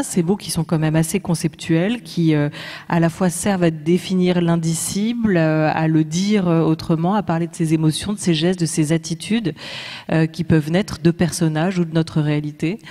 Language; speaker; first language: French; native; French